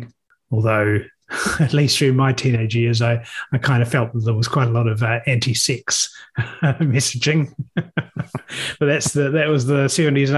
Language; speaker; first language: English; native; English